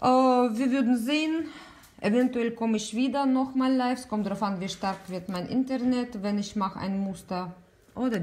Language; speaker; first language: German; non-native, learner; Russian